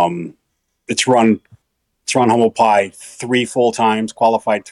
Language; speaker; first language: English; native; English